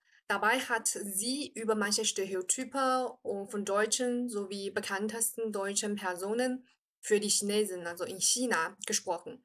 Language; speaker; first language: German; non-native, fluent; Chinese